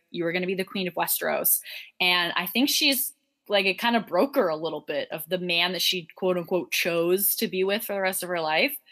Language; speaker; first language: English; native; English